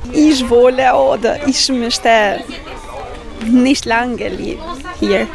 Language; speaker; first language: German; non-native, learner; Albanian